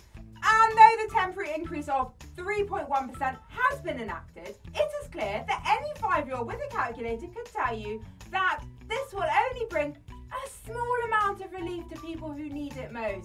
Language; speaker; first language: English; native; English